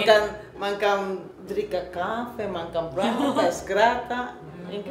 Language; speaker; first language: Swedish; non-native, learner; Spanish